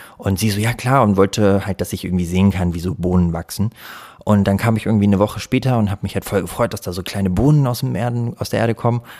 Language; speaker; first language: German; early bilingual, other home language; Russian